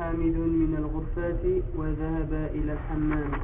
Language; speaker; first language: Arabic; non-native, learner; French